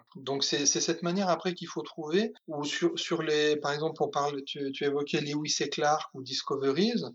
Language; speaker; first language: French; native; French